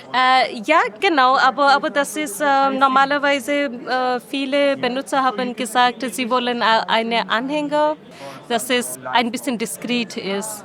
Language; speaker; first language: German; non-native, learner; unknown